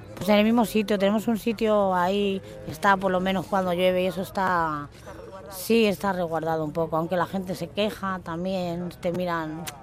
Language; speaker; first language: Spanish; native; Spanish